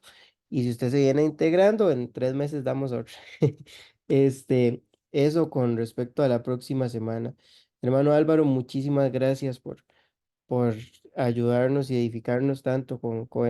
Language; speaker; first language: Spanish; native; Spanish